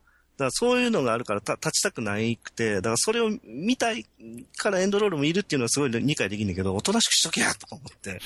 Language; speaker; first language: Japanese; native; Japanese